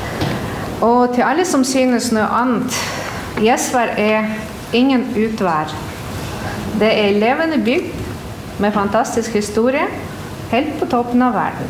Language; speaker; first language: Norwegian; non-native, fluent; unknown